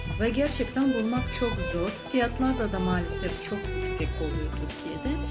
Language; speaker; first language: Turkish; non-native, learner; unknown